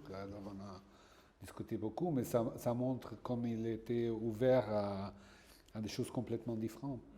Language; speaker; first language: French; non-native, fluent; Portuguese